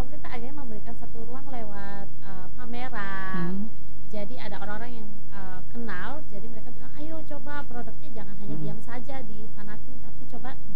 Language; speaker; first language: Indonesian; native; Indonesian